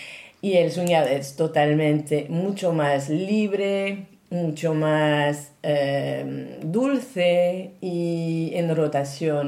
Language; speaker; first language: Spanish; non-native, learner; French